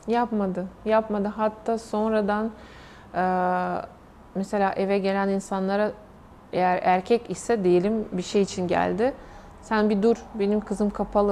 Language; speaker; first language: Turkish; non-native, fluent; Russian